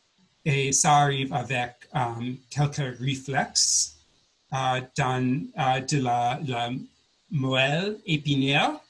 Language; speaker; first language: French; non-native, learner; English